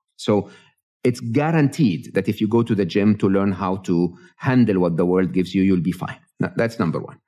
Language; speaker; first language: English; non-native, fluent; Arabic